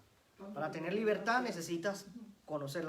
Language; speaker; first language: Spanish; native; Spanish